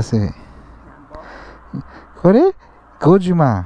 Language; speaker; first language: Japanese; non-native, learner; English